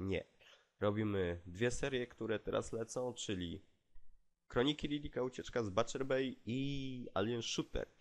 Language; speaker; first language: Polish; native; Polish